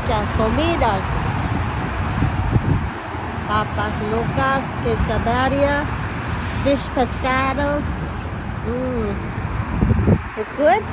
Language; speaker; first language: Spanish; non-native, learner; English